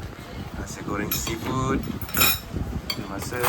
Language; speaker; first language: Malay; native; Malay